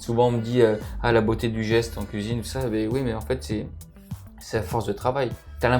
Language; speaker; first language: French; native; French